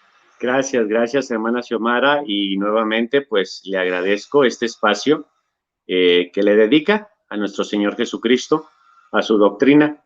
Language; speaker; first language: Spanish; native; Spanish